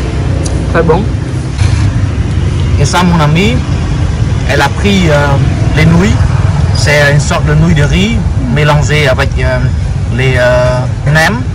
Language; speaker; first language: French; non-native, fluent; Khmer